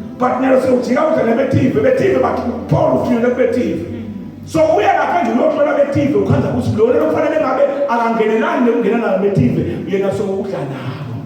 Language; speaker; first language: Zulu; non-native, local second language; Swati